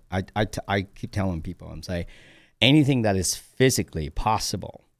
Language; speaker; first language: English; non-native, fluent; Vietnamese